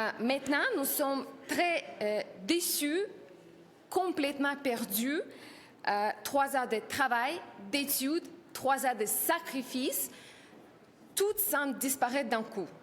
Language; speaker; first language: French; non-native, learner; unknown